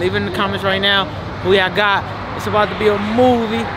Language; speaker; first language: English; early bilingual, other home language; Spanish